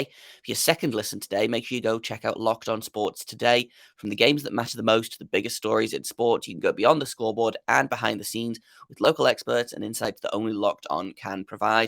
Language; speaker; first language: English; native; English